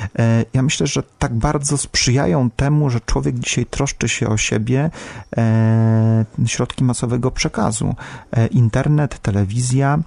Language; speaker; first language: Polish; native; Polish